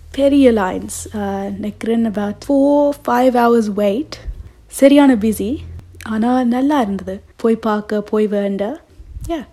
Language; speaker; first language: Tamil; early bilingual, heritage; Tamil